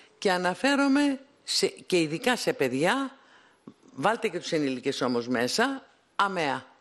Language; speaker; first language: Greek; native; Greek